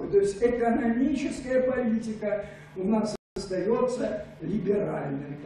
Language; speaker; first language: Russian; native; Russian